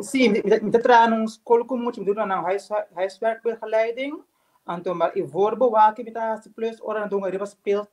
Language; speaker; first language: Dutch; non-native, local second language; Papiamento